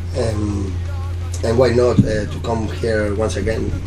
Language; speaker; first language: English; non-native, learner; Spanish